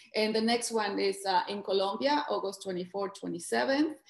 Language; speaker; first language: English; non-native, fluent; Spanish